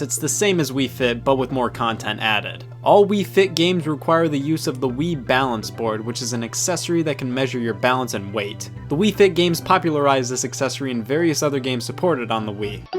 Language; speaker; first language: English; native; English